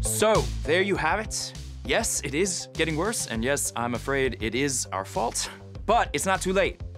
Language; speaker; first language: English; native; English